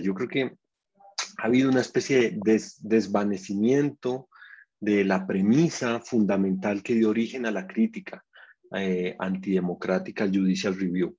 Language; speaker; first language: Spanish; native; Spanish